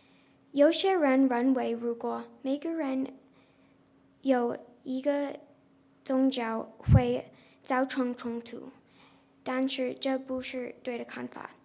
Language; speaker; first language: Chinese; non-native, learner; English